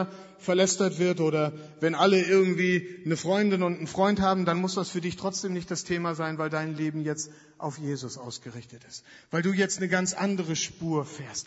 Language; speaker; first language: German; native; German